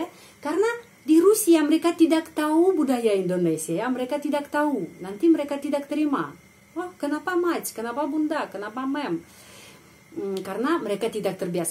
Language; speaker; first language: Indonesian; non-native, fluent; Russian